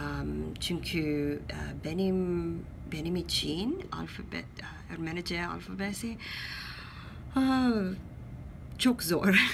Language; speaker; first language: Turkish; non-native, learner; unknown